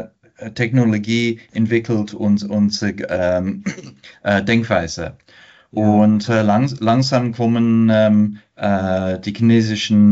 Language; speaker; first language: German; non-native, fluent; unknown